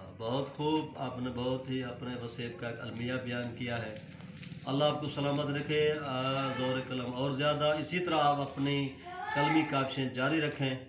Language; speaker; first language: Urdu; non-native, local second language; Saraiki